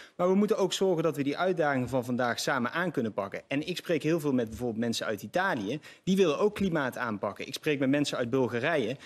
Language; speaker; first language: Dutch; native; Dutch